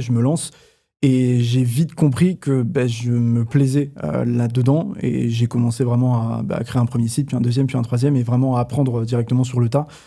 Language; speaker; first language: French; native; French